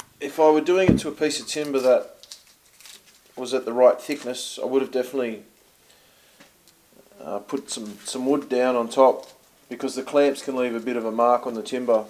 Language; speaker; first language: English; native; English